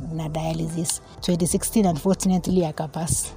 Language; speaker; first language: Swahili; non-native, local second language; Kalenjin